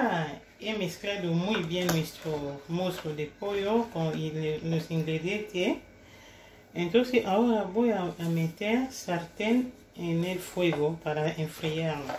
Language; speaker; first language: Spanish; non-native, learner; Lingala